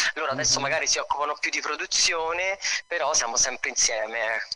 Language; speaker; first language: Italian; native; Italian